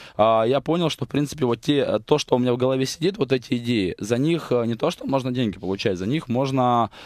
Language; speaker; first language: Russian; native; Russian